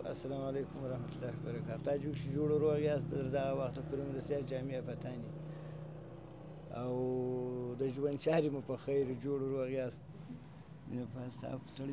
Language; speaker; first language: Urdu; non-native, local second language; Pashto